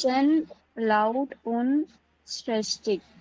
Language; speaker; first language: German; non-native, learner; Tamil